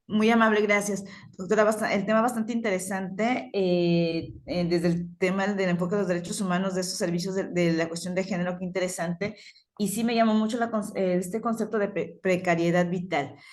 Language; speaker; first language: Spanish; native; Spanish